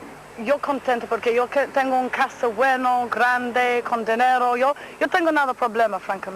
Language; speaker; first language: Spanish; non-native, learner; English